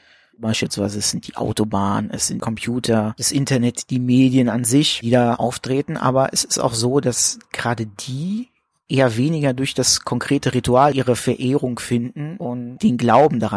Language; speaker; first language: German; native; German